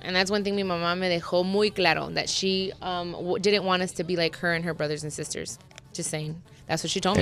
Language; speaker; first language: English; early bilingual, other home language; Spanish